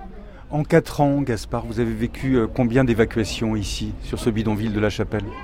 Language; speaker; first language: French; native; French